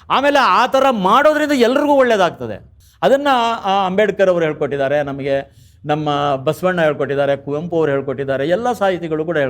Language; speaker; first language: Kannada; native; Kannada